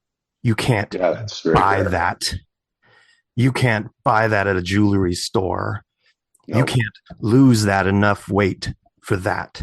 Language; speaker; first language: English; native; English